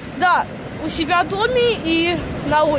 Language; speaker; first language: Russian; early bilingual, heritage; Russian